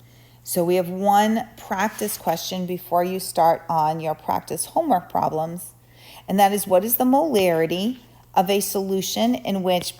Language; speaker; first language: English; native; English